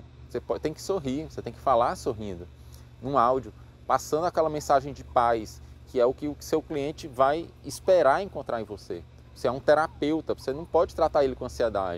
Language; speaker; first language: Portuguese; native; Portuguese